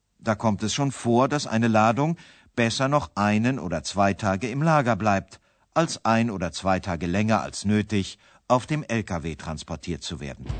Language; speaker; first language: German; native; German